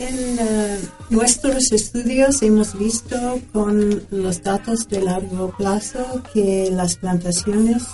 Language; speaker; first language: Spanish; non-native, fluent; English